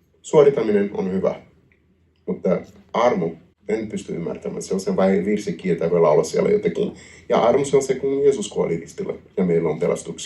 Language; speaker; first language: Finnish; non-native, learner; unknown